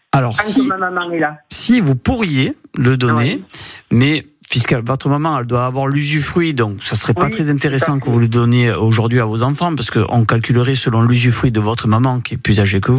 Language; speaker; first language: French; native; French